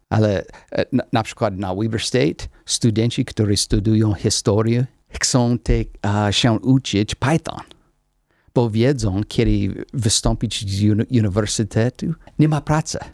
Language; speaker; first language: Polish; non-native, learner; English